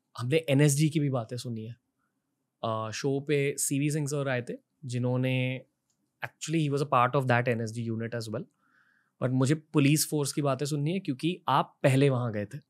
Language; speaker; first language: Hindi; native; Hindi